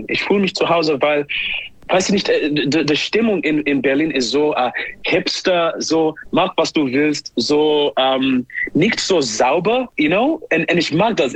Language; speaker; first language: German; non-native, learner; English